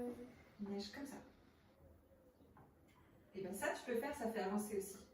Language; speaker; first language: French; native; French